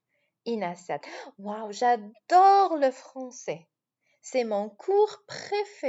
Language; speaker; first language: French; non-native, fluent; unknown